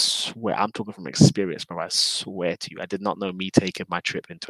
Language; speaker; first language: English; native; English